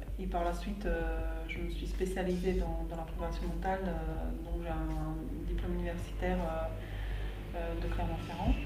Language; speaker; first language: French; non-native, fluent; Slovak